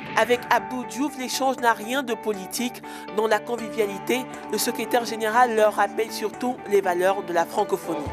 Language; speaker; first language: French; native; French